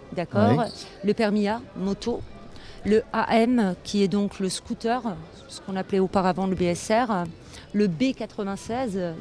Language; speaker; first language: French; native; French